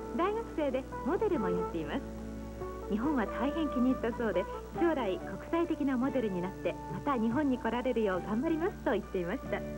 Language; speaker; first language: Japanese; native; Japanese